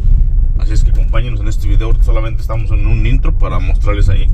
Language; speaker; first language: Spanish; native; Spanish